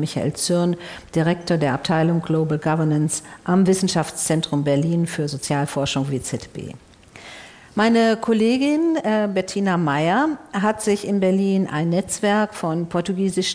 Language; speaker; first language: German; native; German